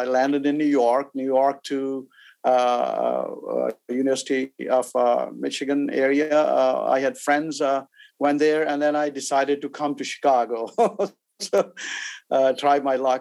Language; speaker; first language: English; non-native, local second language; Urdu